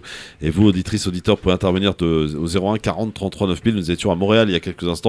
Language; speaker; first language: French; native; French